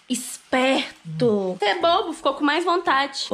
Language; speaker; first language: Portuguese; native; Portuguese